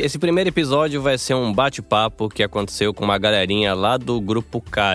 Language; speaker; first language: Portuguese; native; Portuguese